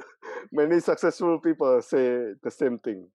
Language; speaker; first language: English; non-native, fluent; Indonesian